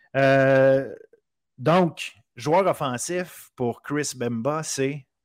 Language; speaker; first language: French; native; French